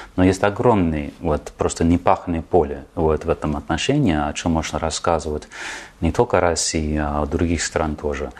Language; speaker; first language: Russian; non-native, fluent; English